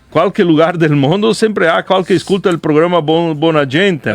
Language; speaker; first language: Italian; early bilingual, heritage; Portuguese